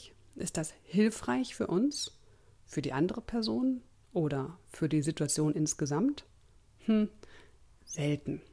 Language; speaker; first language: German; native; German